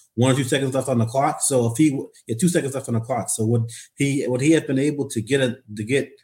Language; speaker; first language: English; native; English